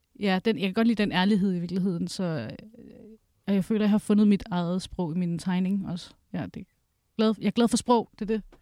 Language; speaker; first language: Danish; early bilingual, other home language; Kurdish